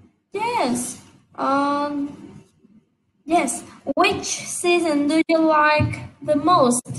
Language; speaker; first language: English; non-native, learner; Vietnamese